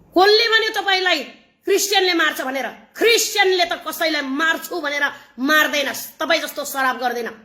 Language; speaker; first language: Nepali; native; Nepali